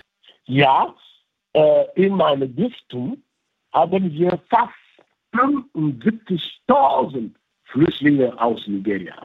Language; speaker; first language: German; non-native, fluent; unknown